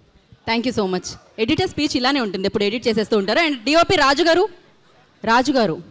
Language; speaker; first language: Telugu; native; Telugu